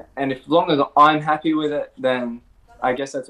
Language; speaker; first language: English; native; English